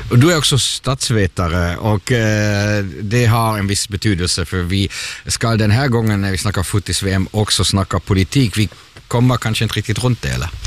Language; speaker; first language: Swedish; non-native, fluent; German